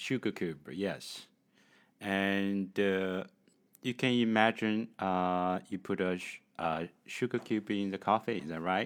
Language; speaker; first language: English; non-native, learner; Chinese